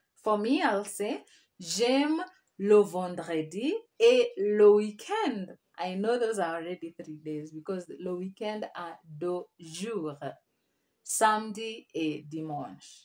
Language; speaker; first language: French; non-native, fluent; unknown